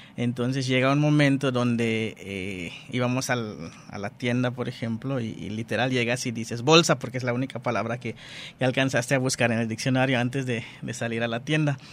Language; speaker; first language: Spanish; non-native, fluent; Dutch